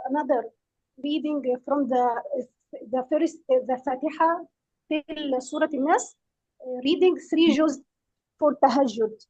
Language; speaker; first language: English; non-native, fluent; Arabic